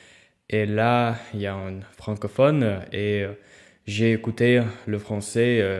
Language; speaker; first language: French; non-native, fluent; Russian